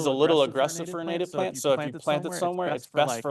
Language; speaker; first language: English; native; English